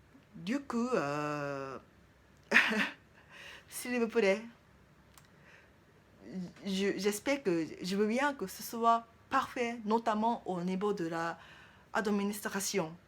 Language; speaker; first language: French; non-native, learner; Japanese